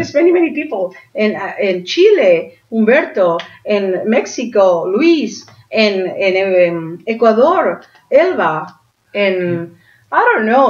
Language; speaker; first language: English; non-native, learner; Spanish